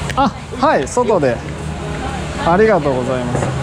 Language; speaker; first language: Japanese; native; Japanese